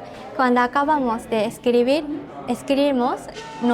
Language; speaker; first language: Spanish; non-native, learner; Japanese